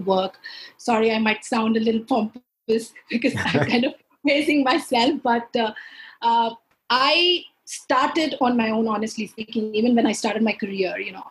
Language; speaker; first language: English; non-native, local second language; Punjabi